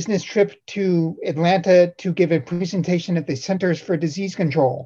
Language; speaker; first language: English; native; English